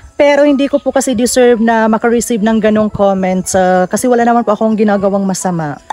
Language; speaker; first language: Filipino; non-native, local second language; Waray